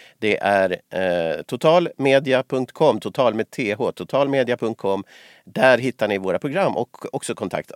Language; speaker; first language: Swedish; native; Swedish